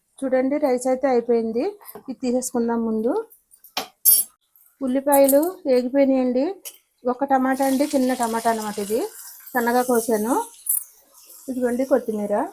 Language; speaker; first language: Telugu; native; Telugu